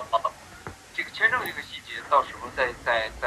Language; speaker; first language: Chinese; native; Chinese